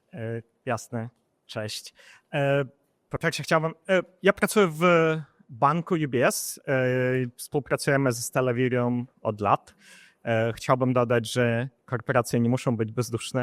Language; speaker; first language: Polish; non-native, fluent; Ukrainian